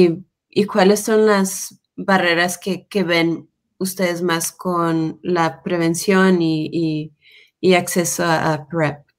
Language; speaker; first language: Spanish; non-native, fluent; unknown